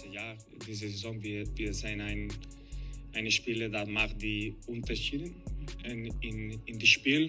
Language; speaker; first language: German; non-native, learner; Spanish